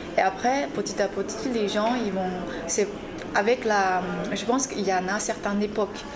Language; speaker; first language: French; non-native, fluent; Chinese